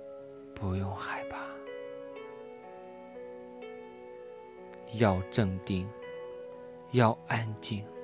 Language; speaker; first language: Chinese; native; Chinese